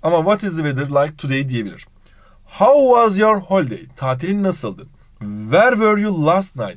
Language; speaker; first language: English; non-native, fluent; Turkish